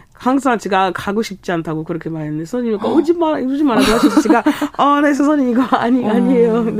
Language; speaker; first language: Korean; non-native, fluent; French